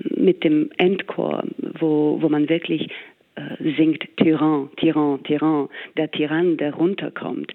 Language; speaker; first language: German; non-native, fluent; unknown